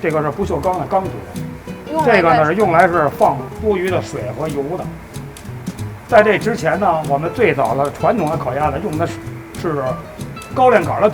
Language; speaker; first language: Chinese; native; Chinese